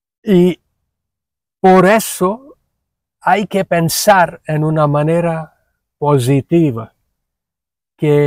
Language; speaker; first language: Spanish; non-native, fluent; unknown